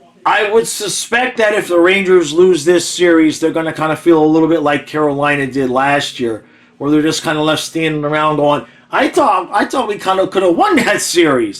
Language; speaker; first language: English; native; English